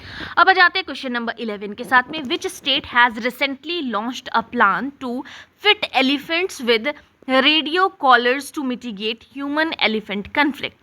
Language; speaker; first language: Hindi; native; Hindi